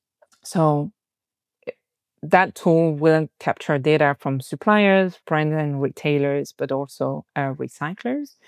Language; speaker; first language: English; non-native, fluent; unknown